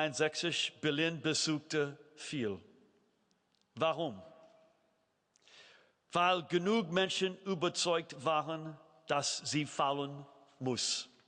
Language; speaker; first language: German; non-native, fluent; English